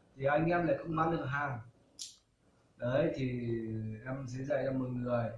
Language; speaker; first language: Vietnamese; non-native, local second language; Hmong